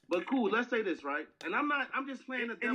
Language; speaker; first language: English; native; English